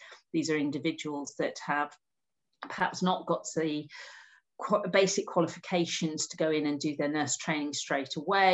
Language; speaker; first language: English; native; English